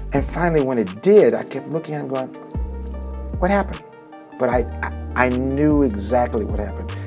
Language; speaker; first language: English; native; English